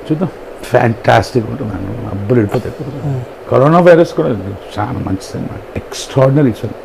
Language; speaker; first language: Telugu; non-native, local second language; Tamil